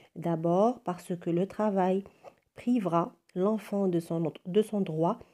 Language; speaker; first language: French; non-native, local second language; Arabic